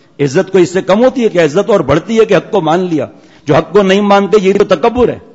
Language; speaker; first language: Urdu; non-native, local second language; Memoni